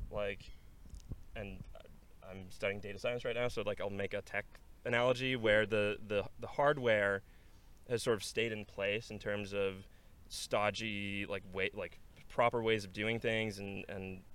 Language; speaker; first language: English; non-native, fluent; Norwegian